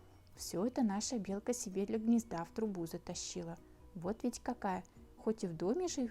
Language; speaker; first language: Russian; native; Russian